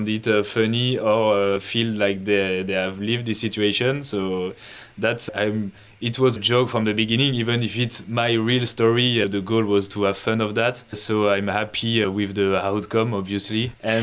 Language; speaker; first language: English; non-native, fluent; French